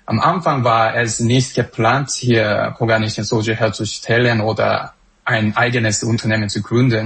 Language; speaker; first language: German; non-native, fluent; Korean